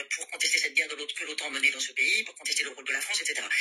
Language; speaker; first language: French; native; French